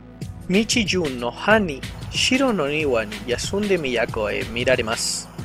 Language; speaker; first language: Japanese; non-native, learner; Spanish